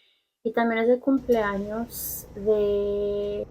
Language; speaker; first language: Spanish; early bilingual, heritage; Spanish